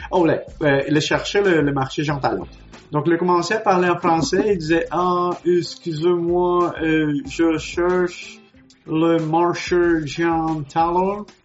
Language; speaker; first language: French; non-native, learner; Portuguese